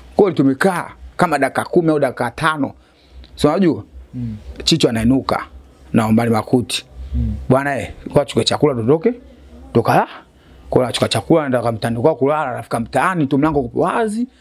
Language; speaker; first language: Swahili; native; Swahili